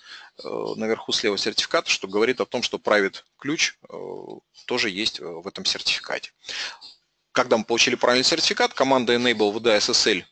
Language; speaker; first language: Russian; native; Russian